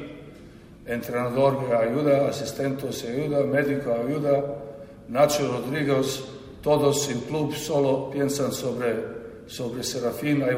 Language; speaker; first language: Spanish; non-native, learner; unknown